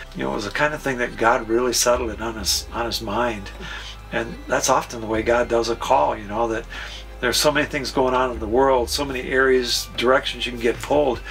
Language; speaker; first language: English; native; English